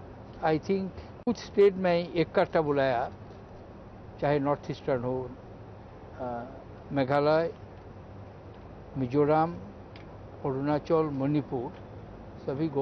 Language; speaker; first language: Hindi; non-native, local second language; Bangla